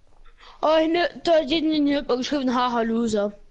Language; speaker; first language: German; non-native, local second language; Luxembourgish